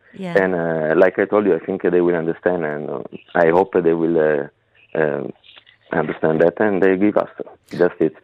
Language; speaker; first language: English; non-native, learner; Italian